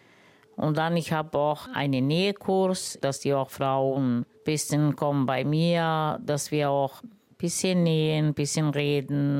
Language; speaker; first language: German; non-native, learner; Romany